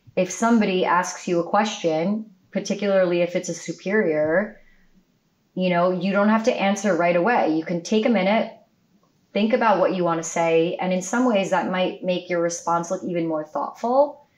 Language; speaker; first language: English; native; English